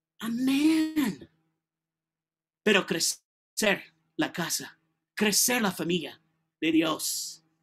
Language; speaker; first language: Spanish; non-native, learner; English